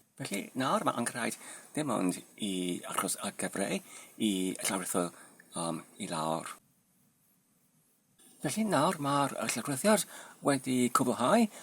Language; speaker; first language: Welsh; non-native, learner; Polish